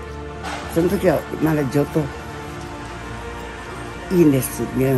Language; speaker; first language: Japanese; non-native, local second language; Chinese